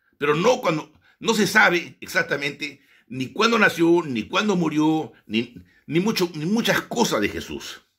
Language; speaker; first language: Spanish; native; Spanish